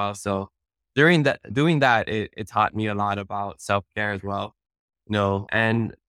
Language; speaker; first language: English; early bilingual, other home language; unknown